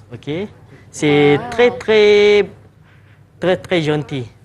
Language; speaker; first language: French; non-native, fluent; Malay